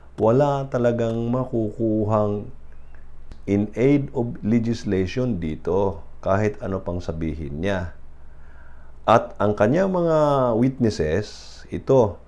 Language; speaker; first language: Filipino; native; Filipino